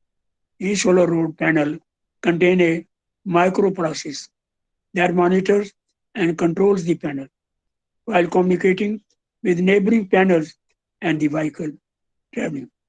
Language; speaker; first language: English; non-native, local second language; Hindi